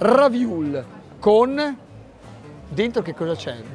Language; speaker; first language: Italian; native; Italian